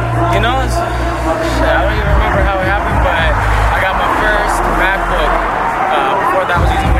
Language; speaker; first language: English; non-native, fluent; Russian